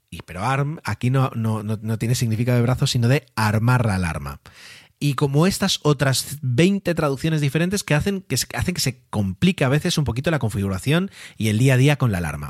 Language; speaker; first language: Spanish; native; Spanish